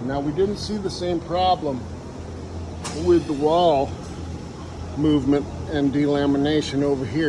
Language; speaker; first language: English; native; English